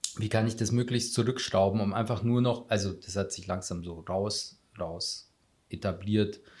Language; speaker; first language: German; native; German